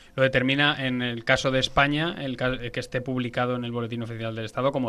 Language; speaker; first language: Spanish; native; Spanish